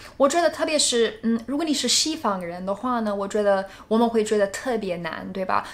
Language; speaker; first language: Chinese; non-native, fluent; English